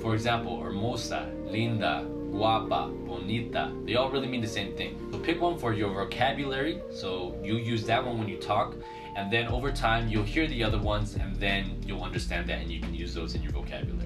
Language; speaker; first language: English; native; English